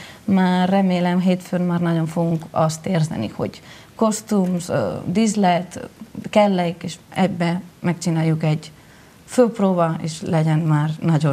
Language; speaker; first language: Hungarian; non-native, learner; Spanish